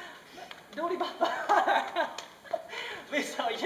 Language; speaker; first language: Swedish; non-native, learner; Chinese